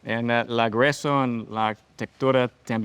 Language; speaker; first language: Spanish; non-native, learner; English